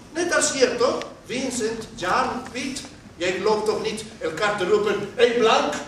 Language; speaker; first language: Dutch; non-native, fluent; Spanish